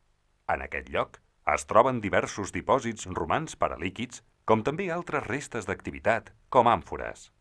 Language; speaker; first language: Catalan; native; Catalan